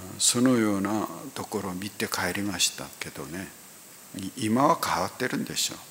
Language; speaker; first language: Japanese; non-native, fluent; Korean